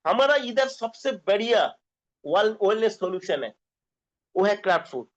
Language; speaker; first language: Hindi; non-native, local second language; Bangla